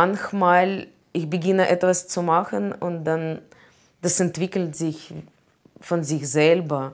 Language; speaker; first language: German; non-native, learner; Russian